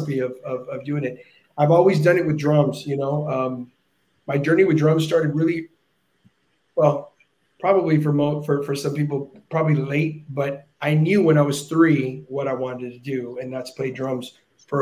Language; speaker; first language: English; native; English